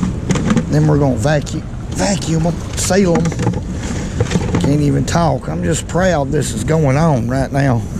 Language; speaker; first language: English; native; English